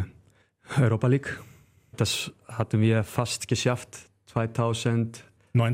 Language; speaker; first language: German; non-native, fluent; Icelandic